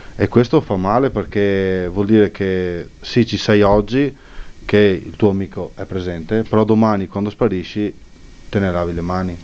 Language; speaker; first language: Italian; native; Italian